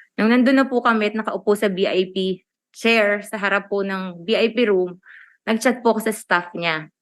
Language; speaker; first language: Filipino; native; Filipino